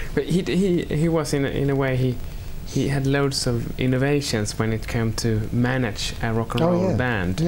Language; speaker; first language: English; non-native, fluent; Swedish